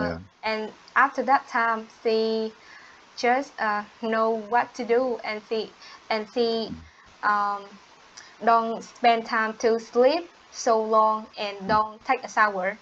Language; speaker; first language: English; non-native, learner; Vietnamese